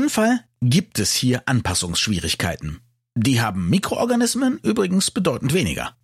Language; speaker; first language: German; native; German